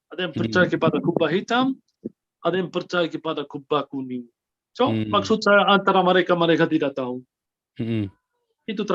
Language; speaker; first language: Indonesian; non-native, fluent; Arabic